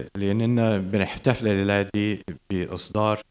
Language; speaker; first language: Arabic; non-native, fluent; English